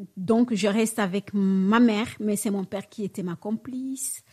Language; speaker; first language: French; non-native, local second language; Swahili